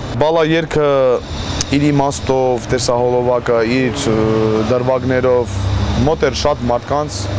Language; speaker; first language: Armenian; early bilingual, heritage; Armenian